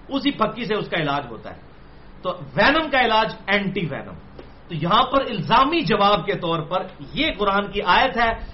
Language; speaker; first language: Urdu; non-native, local second language; Punjabi